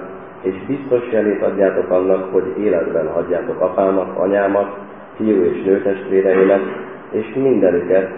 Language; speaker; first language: Hungarian; native; Hungarian